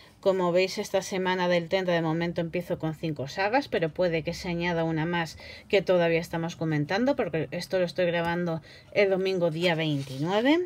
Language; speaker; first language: Spanish; native; Spanish